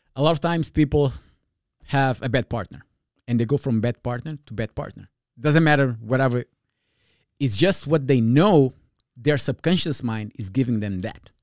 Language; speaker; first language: English; non-native, fluent; Portuguese